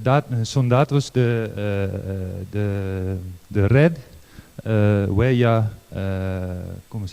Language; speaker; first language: Spanish; non-native, learner; Dutch